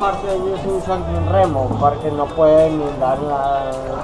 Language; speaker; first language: Spanish; native; Spanish